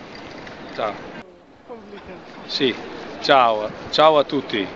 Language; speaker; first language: Italian; non-native, learner; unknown